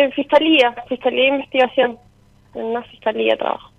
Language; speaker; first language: Spanish; native; Spanish